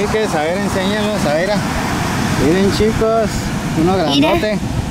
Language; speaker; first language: Spanish; native; Spanish